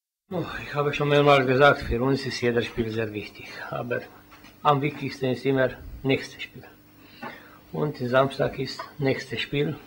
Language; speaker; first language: German; non-native, fluent; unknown